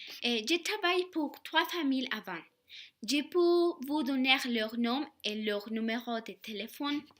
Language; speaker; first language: French; non-native, learner; Spanish